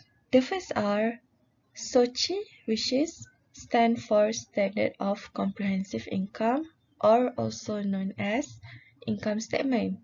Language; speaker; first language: English; non-native, local second language; Malay